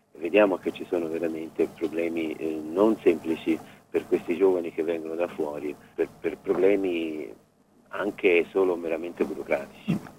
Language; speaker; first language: Italian; native; Italian